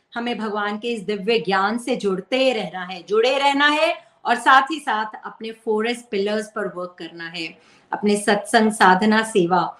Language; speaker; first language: Hindi; native; Hindi